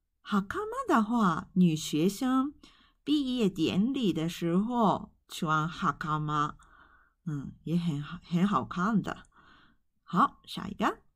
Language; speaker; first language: Chinese; non-native, fluent; Japanese